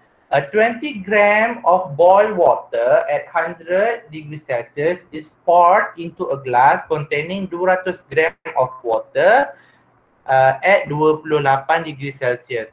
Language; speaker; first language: English; non-native, local second language; Malay